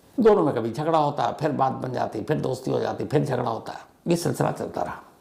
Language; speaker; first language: Hindi; native; Hindi